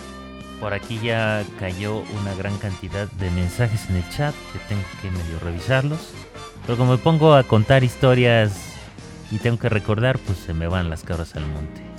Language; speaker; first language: Spanish; native; Spanish